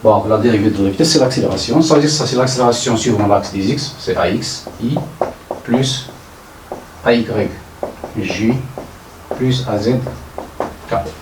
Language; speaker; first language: French; non-native, local second language; Arabic